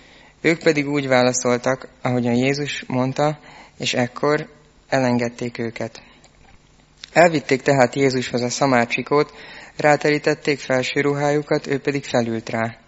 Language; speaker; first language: Hungarian; native; Hungarian